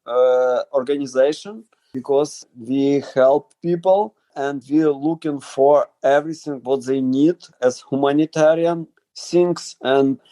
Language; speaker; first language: English; non-native, learner; Ukrainian